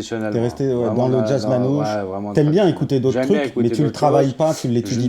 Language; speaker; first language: French; native; French